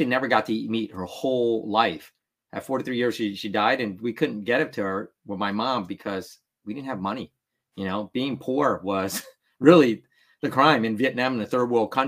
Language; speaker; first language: English; early bilingual, other home language; Vietnamese